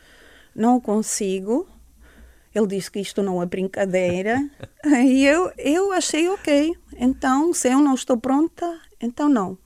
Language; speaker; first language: Portuguese; non-native, fluent; Estonian